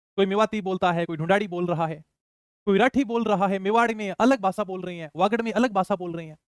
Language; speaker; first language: Hindi; native; Hindi